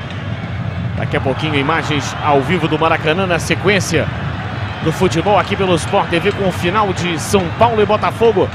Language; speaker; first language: Portuguese; native; Portuguese